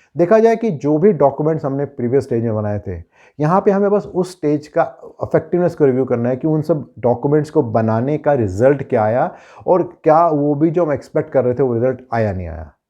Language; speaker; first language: Hindi; native; Hindi